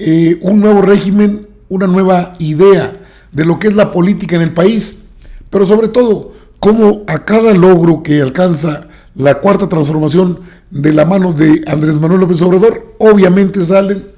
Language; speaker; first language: Spanish; native; Spanish